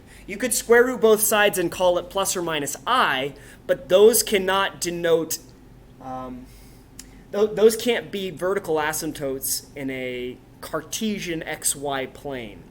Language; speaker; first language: English; native; English